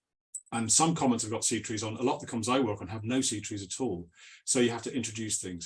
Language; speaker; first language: English; native; English